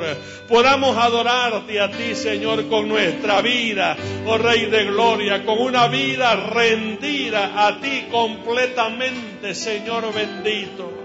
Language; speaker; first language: Spanish; native; Spanish